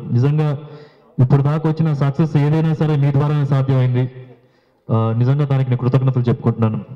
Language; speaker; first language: Telugu; native; Telugu